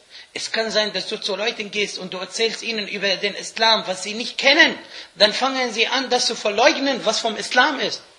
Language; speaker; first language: German; non-native, fluent; Arabic